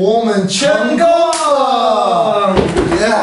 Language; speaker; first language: Chinese; non-native, learner; English